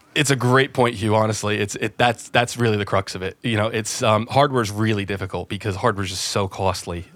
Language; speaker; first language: English; native; English